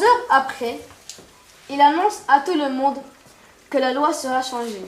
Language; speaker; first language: French; native; French